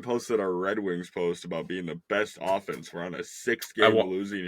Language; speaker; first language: English; native; English